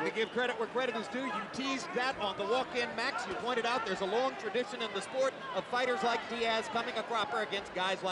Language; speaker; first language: English; native; English